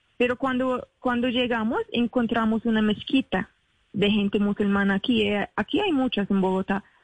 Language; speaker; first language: Spanish; non-native, learner; Arabic